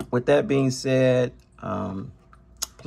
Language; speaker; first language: English; native; English